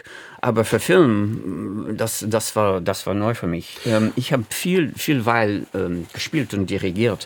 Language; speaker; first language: German; non-native, fluent; English